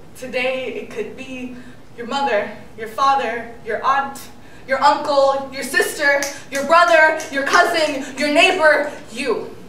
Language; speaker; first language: English; early bilingual, other home language; Spanish